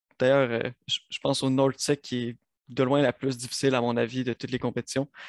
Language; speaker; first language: French; native; French